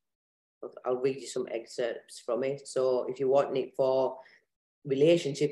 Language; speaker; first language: English; native; English